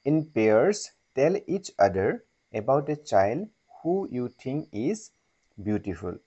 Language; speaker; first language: English; non-native, local second language; Assamese